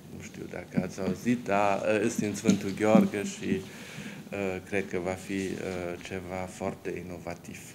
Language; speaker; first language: Romanian; non-native, fluent; German